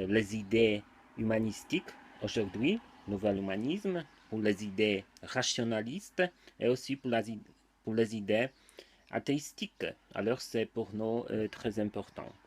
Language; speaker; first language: French; non-native, learner; Polish